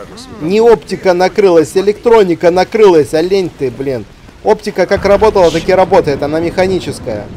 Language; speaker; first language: Russian; native; Russian